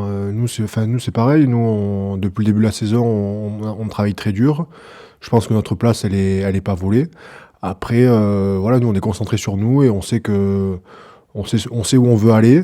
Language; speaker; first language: French; native; French